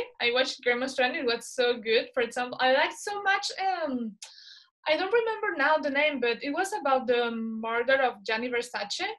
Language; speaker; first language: English; non-native, fluent; Spanish